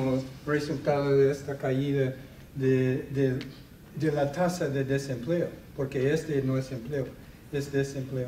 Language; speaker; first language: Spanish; non-native, fluent; English